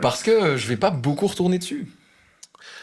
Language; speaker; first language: French; native; French